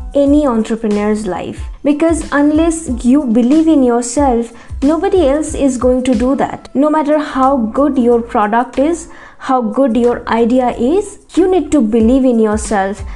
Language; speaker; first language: English; non-native, local second language; Bangla